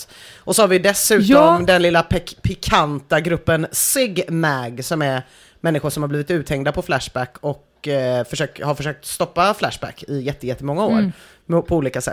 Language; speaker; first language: Swedish; native; Swedish